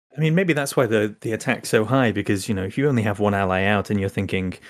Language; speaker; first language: English; native; English